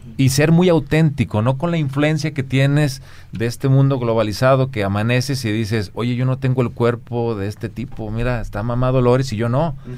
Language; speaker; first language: Spanish; native; Spanish